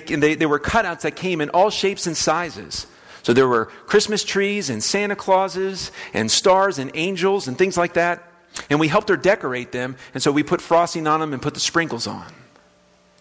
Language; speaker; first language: English; native; English